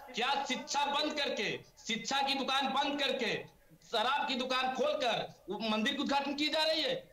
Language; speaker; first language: Hindi; native; Hindi